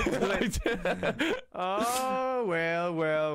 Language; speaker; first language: English; non-native, learner; Spanish